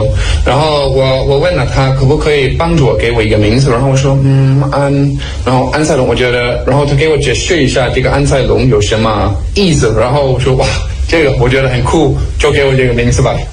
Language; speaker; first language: Chinese; non-native, fluent; Danish